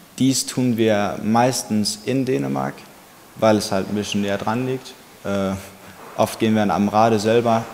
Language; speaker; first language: German; native; German